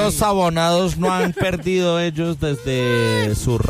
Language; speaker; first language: Spanish; native; Spanish